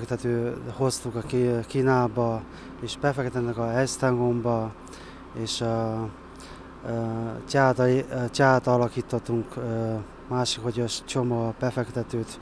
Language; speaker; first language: Hungarian; non-native, learner; Chinese